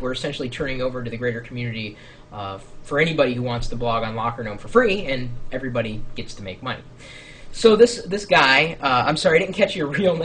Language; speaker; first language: English; native; English